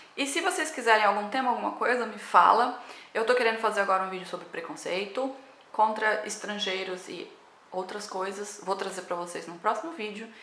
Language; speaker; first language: Portuguese; native; Portuguese